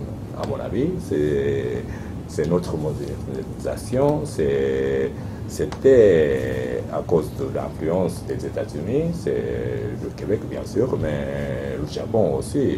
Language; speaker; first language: French; non-native, fluent; Japanese